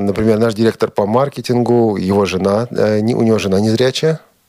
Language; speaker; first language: Russian; native; Russian